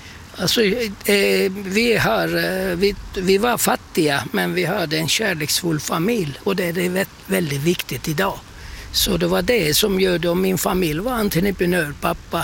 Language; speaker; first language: Swedish; non-native, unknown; Turkish